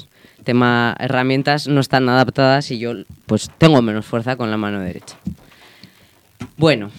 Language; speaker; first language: Spanish; native; Spanish